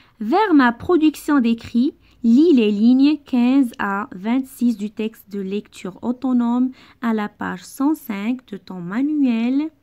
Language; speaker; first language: French; non-native, local second language; Arabic